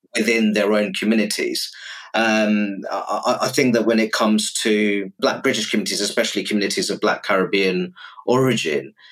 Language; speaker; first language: English; native; English